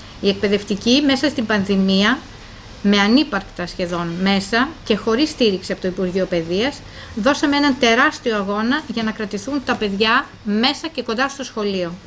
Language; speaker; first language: Greek; native; Greek